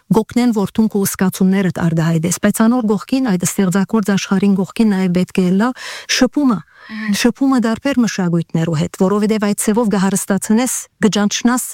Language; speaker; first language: Armenian; early bilingual, heritage; Armenian